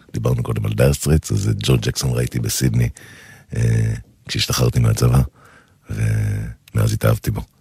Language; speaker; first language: Hebrew; native; Hebrew